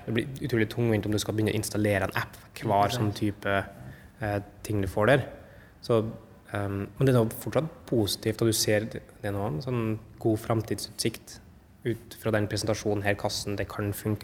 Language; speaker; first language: Norwegian; native; Norwegian